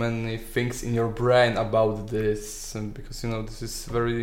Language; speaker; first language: English; non-native, learner; Polish